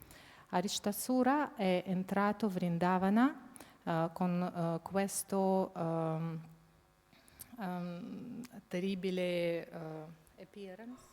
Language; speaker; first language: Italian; non-native, fluent; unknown